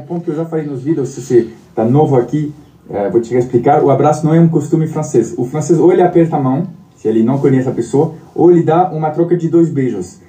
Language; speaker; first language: Portuguese; non-native, fluent; French